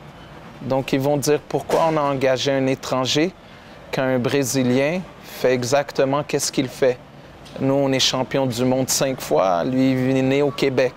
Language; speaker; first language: French; non-native, local second language; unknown